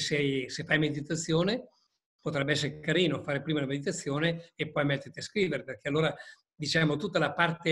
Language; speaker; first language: Italian; native; Italian